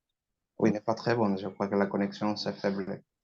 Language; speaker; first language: French; non-native, learner; Portuguese